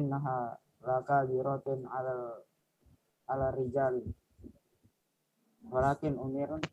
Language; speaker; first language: Arabic; non-native, learner; Indonesian